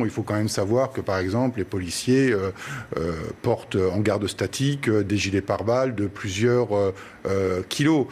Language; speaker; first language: French; native; French